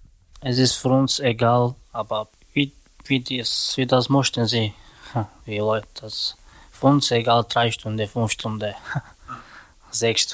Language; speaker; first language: German; non-native, learner; Romany